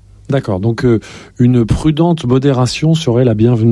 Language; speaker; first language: French; native; French